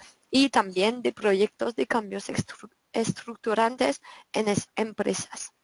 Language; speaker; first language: Spanish; non-native, fluent; French